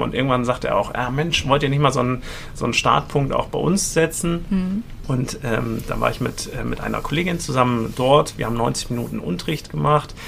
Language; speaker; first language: German; native; German